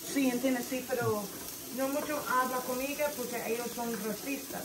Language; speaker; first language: Spanish; non-native, learner; English